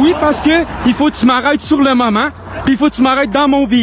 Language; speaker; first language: French; native; French